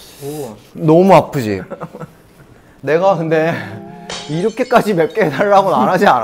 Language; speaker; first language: Korean; native; Korean